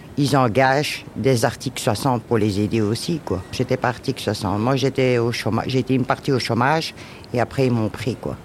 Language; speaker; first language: French; native; French